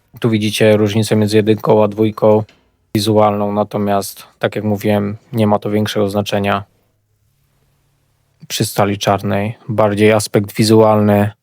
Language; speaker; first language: Polish; native; Polish